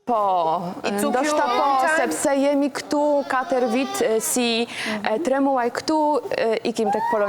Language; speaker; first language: Albanian; non-native, learner; Polish